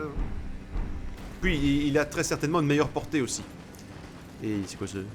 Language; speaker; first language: French; native; French